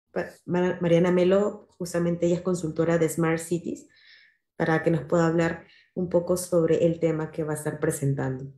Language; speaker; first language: Spanish; native; Spanish